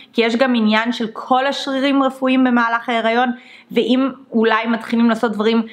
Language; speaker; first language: Hebrew; native; Hebrew